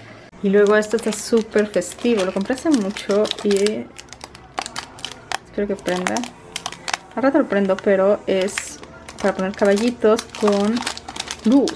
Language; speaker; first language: Spanish; native; Spanish